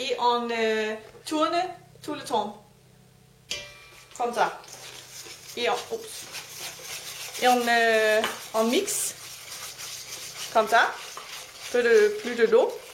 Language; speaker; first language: French; non-native, learner; Danish